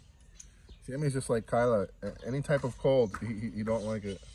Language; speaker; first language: English; native; English